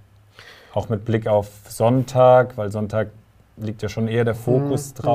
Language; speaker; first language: German; native; German